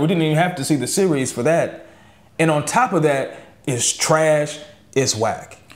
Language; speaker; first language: English; native; English